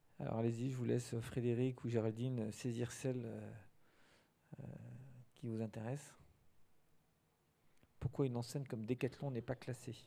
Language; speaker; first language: French; native; French